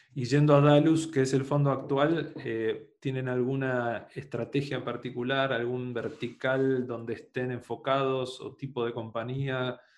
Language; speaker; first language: Spanish; native; Spanish